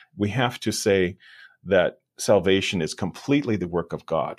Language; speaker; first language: English; native; English